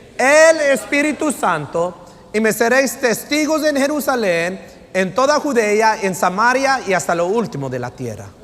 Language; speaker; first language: Spanish; non-native, fluent; English